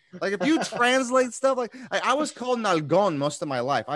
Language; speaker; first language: English; early bilingual, other home language; Spanish